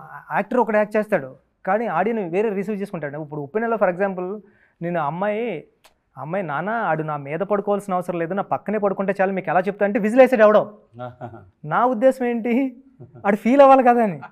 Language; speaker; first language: Telugu; native; Telugu